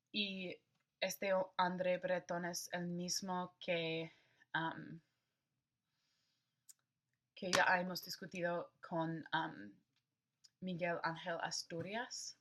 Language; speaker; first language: Spanish; non-native, learner; English